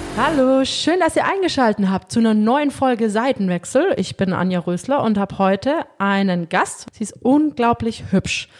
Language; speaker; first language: German; native; German